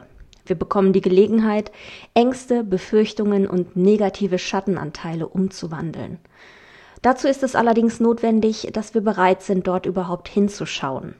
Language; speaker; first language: German; native; German